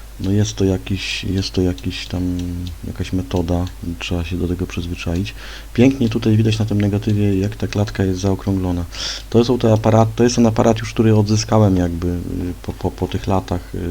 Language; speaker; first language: Polish; native; Polish